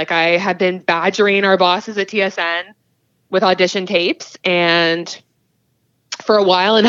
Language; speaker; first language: English; native; English